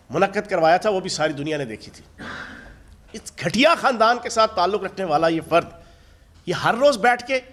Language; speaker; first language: Urdu; native; Urdu